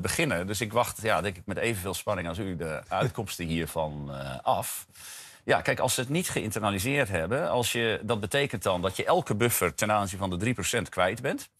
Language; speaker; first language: Dutch; native; Dutch